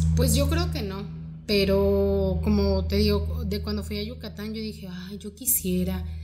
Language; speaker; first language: Spanish; native; Spanish